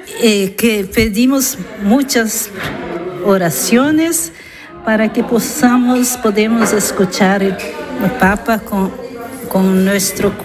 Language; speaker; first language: Spanish; non-native, learner; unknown